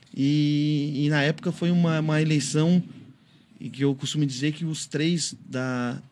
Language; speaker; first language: Portuguese; native; Portuguese